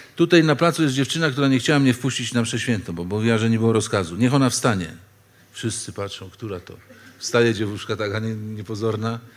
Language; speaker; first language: Polish; native; Polish